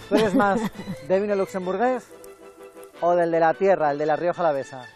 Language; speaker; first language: Spanish; native; Spanish